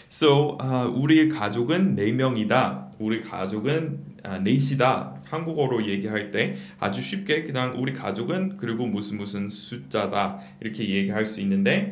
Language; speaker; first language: Korean; non-native, fluent; English